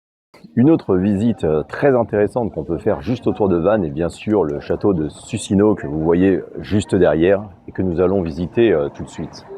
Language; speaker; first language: French; native; French